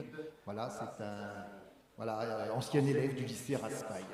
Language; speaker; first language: French; native; French